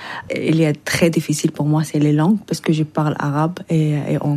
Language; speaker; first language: French; non-native, learner; Arabic